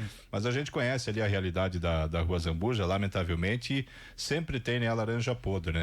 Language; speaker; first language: Portuguese; native; Portuguese